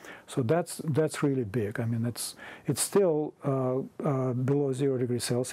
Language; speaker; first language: English; non-native, fluent; Russian